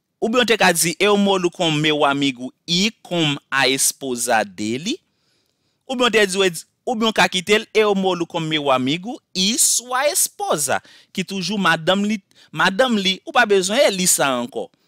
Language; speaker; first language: Portuguese; non-native, fluent; Haitian Creole